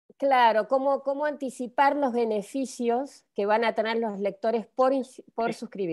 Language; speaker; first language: Spanish; native; Spanish